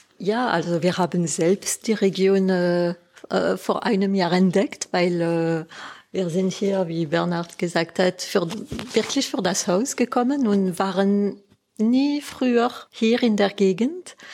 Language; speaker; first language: German; non-native, local second language; French